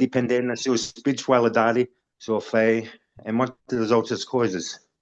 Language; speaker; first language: Portuguese; non-native, fluent; English